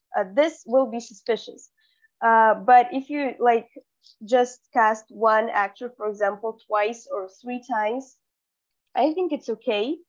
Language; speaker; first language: English; non-native, fluent; Russian